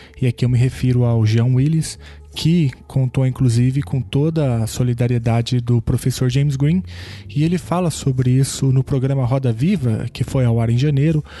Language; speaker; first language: Portuguese; native; Portuguese